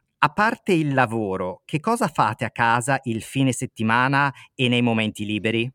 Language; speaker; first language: Italian; native; Italian